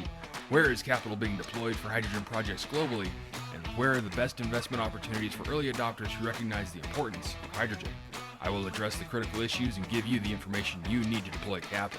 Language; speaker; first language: English; native; English